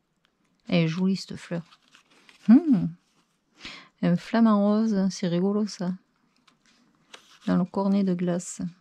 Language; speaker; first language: French; native; French